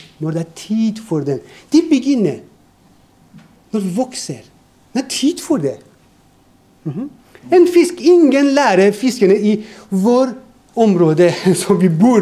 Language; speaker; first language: Norwegian; non-native, fluent; Persian